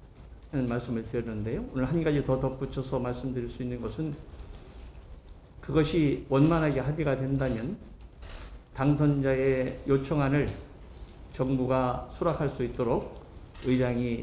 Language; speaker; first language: Korean; native; Korean